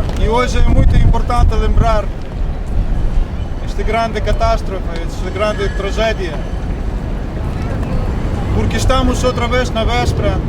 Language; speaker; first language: Portuguese; non-native, fluent; Ukrainian